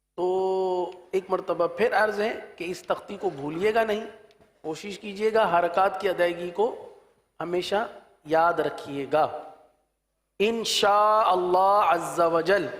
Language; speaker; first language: Urdu; native; Urdu